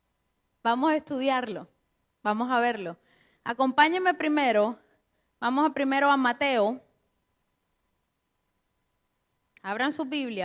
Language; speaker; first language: Spanish; native; Spanish